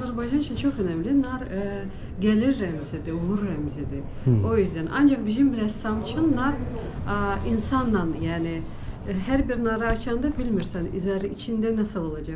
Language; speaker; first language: Turkish; non-native, learner; Azerbaijani